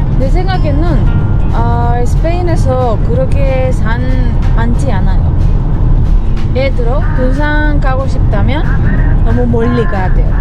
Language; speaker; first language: Korean; non-native, learner; Spanish